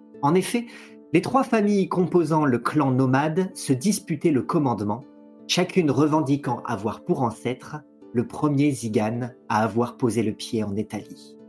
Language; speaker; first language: French; native; French